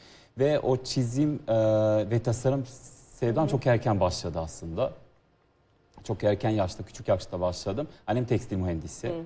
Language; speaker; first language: Turkish; non-native, fluent; Serbian